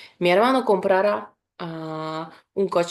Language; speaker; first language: Spanish; non-native, fluent; Polish